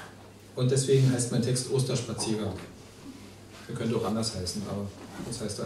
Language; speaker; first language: German; native; German